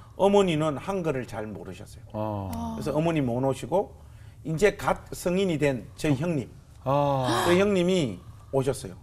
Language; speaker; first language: Korean; native; Korean